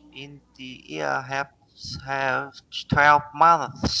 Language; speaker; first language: English; non-native, learner; Vietnamese